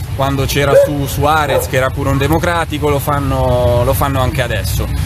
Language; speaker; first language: Italian; non-native, fluent; Catalan